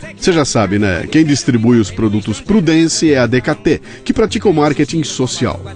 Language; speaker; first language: Portuguese; native; Portuguese